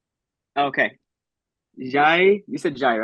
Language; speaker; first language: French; non-native, learner; English